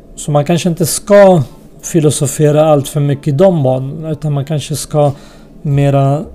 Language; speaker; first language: Swedish; early bilingual, other home language; Spanish